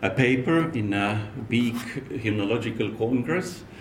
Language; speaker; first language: English; non-native, fluent; Estonian